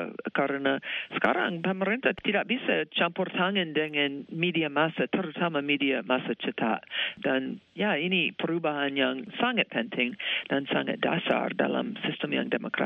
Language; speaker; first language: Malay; non-native, fluent; English